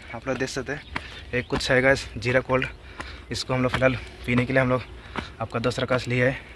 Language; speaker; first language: Hindi; non-native, local second language; Kannada